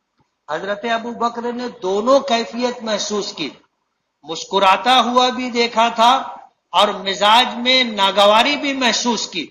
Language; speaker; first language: Urdu; native; Urdu